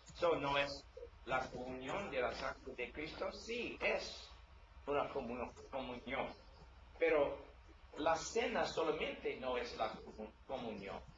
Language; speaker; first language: Spanish; non-native, learner; English